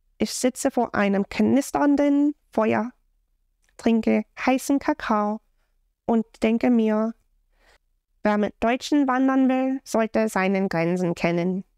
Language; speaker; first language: German; non-native, fluent; English